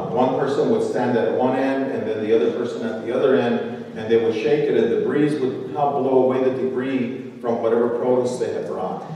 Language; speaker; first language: English; early bilingual, other home language; Spanish